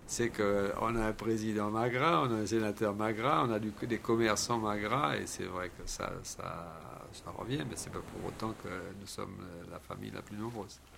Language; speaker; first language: French; native; French